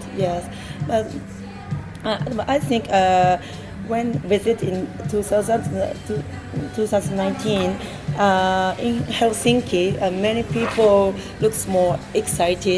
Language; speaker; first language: English; non-native, learner; Japanese